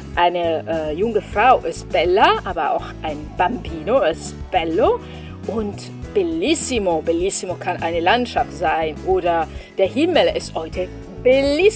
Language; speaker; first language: German; non-native, fluent; Italian